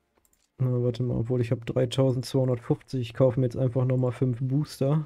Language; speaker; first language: German; native; German